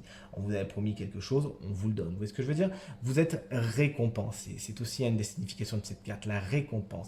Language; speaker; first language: French; native; French